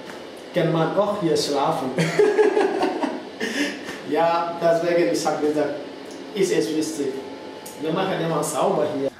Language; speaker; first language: German; non-native, learner; French